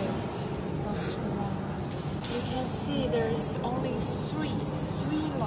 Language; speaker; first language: English; non-native, learner; Chinese